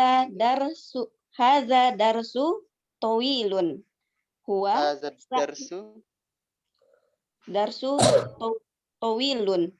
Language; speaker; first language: Arabic; non-native, learner; Indonesian